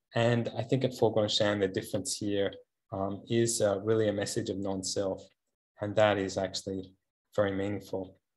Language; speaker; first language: English; native; English